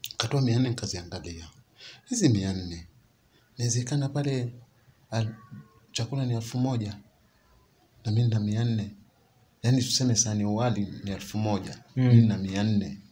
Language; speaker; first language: Swahili; native; Swahili